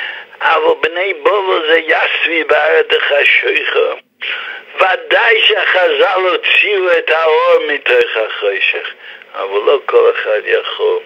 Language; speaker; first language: Hebrew; non-native, fluent; English